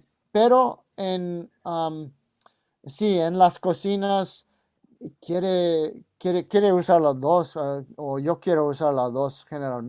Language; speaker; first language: Spanish; non-native, fluent; English